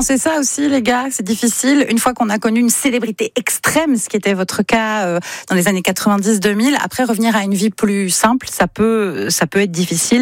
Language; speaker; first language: French; native; French